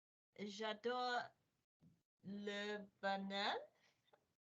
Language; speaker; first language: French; non-native, learner; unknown